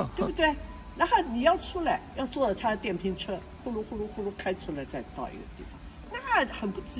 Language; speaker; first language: Chinese; non-native, local second language; Wu Chinese